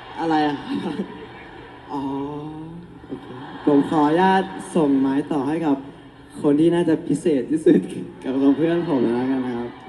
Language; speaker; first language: Thai; native; Thai